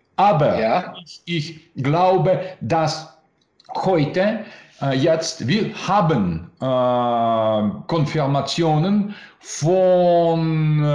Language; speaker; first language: German; non-native, learner; Russian